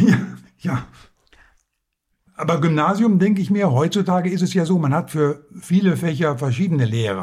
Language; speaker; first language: German; native; German